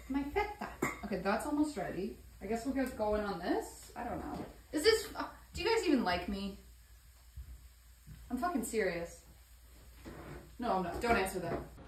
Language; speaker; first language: English; native; English